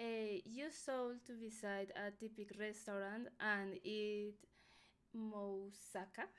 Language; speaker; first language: English; non-native, learner; Spanish